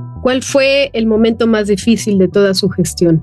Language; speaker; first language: Spanish; native; Spanish